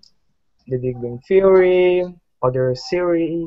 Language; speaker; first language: English; non-native, learner; Portuguese